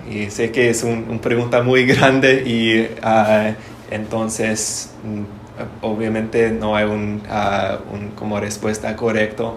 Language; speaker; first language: Spanish; non-native, learner; English